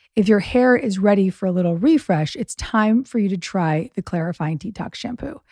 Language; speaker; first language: English; early bilingual, other home language; German